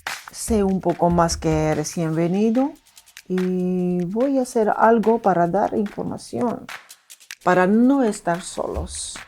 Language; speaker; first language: Spanish; non-native, fluent; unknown